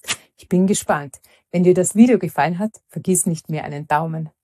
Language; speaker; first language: German; native; German